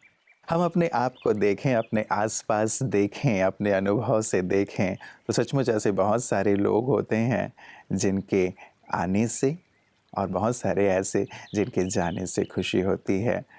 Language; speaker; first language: Hindi; native; Hindi